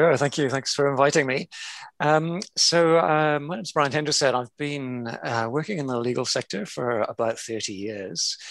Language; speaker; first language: English; native; English